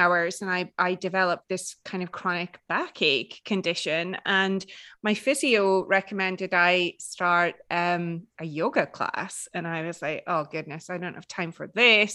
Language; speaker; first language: English; native; English